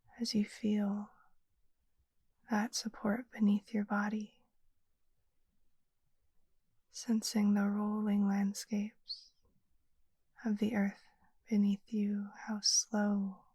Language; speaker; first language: English; native; English